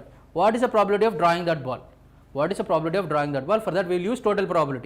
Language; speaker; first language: English; non-native, local second language; Telugu